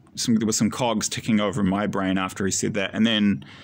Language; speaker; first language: English; native; English